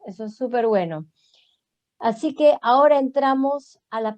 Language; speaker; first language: Spanish; native; Spanish